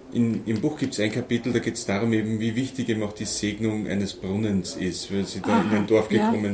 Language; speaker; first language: German; native; German